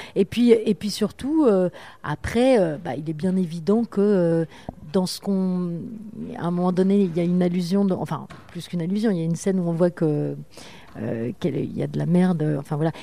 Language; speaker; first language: French; native; French